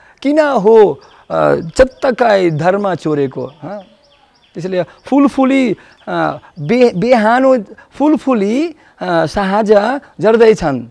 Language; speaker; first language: Nepali; non-native, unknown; Russian